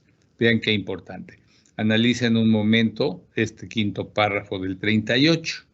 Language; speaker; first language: Spanish; native; Spanish